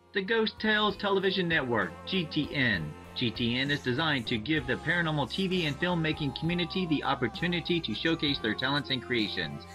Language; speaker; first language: English; native; English